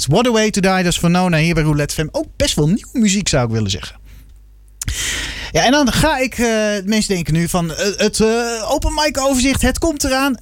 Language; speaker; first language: Dutch; native; Dutch